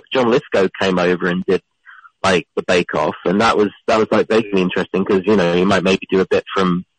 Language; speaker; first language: English; native; English